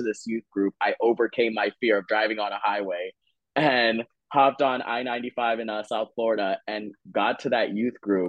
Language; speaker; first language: English; native; English